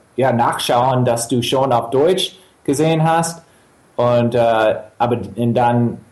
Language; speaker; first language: German; non-native, fluent; English